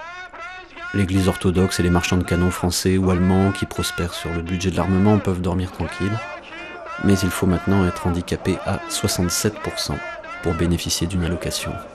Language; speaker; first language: French; native; French